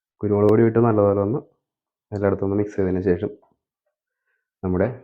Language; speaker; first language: Malayalam; native; Malayalam